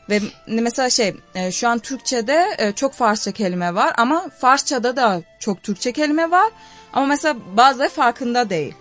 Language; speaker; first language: Turkish; non-native, fluent; Persian